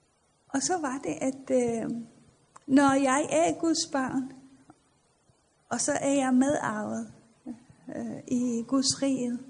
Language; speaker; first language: Danish; non-native, fluent; Persian